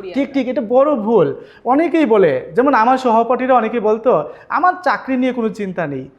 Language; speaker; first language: Bangla; native; Bangla